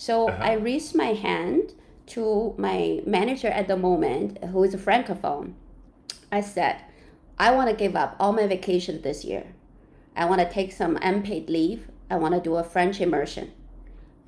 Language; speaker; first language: English; non-native, fluent; Chinese